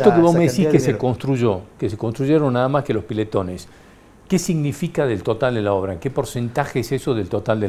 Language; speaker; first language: Spanish; native; Spanish